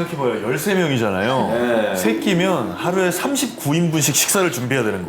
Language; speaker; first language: Korean; native; Korean